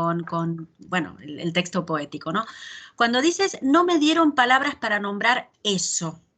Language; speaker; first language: Spanish; native; Spanish